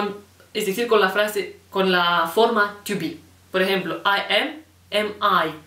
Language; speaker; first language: Spanish; non-native, fluent; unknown